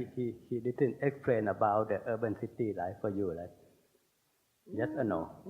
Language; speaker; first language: English; non-native, learner; Thai